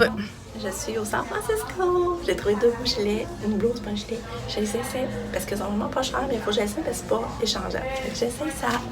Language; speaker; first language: French; native; French